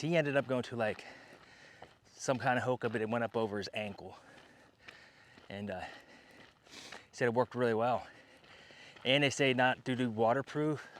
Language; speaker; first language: English; native; English